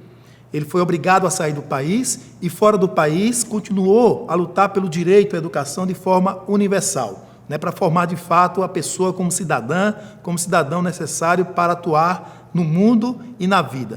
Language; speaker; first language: Portuguese; native; Portuguese